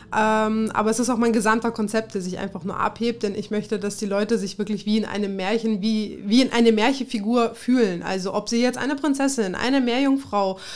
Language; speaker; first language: German; early bilingual, other home language; Russian